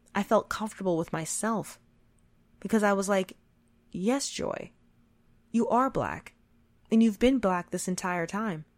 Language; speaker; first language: English; native; English